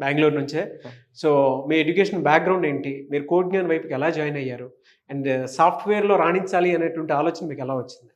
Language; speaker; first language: Telugu; native; Telugu